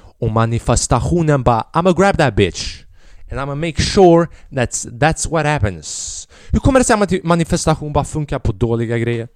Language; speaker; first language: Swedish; early bilingual, other home language; Albanian